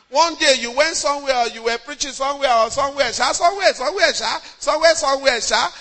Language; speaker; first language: English; non-native, local second language; Yoruba